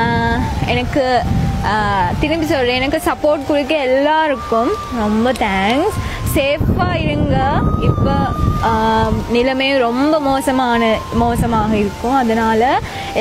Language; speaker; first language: Tamil; non-native, local second language; Sinhala